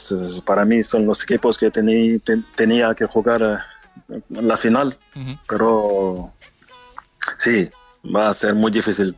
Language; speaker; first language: Spanish; non-native, fluent; French